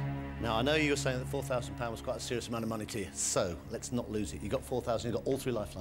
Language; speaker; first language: English; native; English